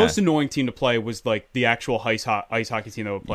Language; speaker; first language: English; native; English